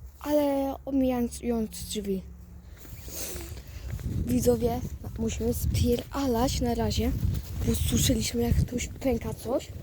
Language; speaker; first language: Polish; native; Polish